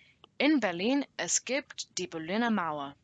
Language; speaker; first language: German; non-native, learner; English